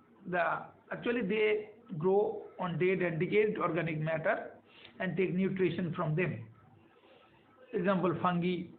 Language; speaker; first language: English; non-native, local second language; Bangla